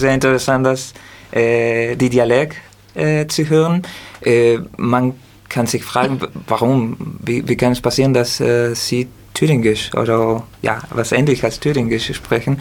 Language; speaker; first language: German; non-native, learner; Spanish